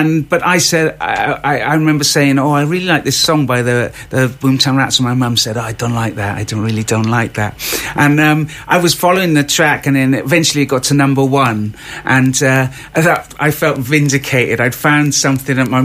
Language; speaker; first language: English; native; English